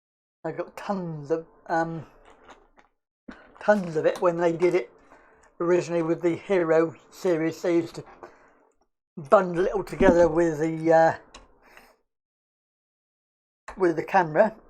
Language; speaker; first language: English; native; English